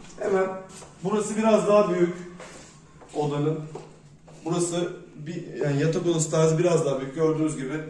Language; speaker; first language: Turkish; native; Turkish